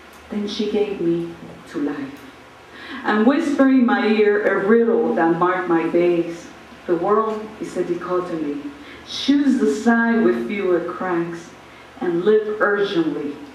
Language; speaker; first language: English; non-native, local second language; Spanish